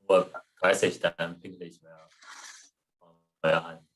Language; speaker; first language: German; non-native, learner; Chinese